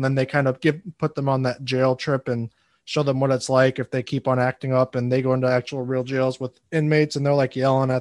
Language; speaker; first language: English; native; English